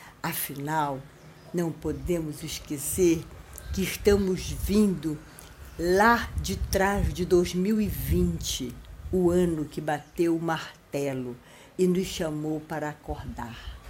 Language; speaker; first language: Portuguese; native; Portuguese